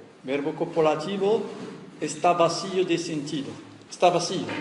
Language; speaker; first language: Spanish; non-native, fluent; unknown